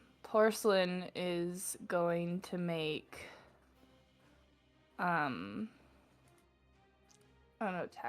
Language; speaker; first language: English; native; English